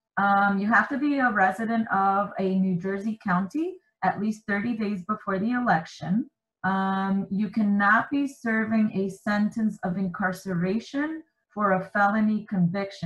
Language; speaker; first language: English; early bilingual, other home language; Spanish